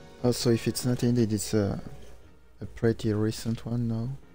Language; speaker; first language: English; non-native, fluent; French